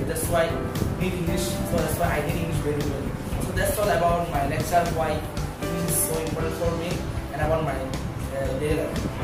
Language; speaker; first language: English; non-native, learner; Bangla